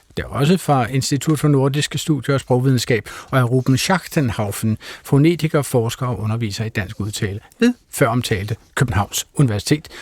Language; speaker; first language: Danish; native; Danish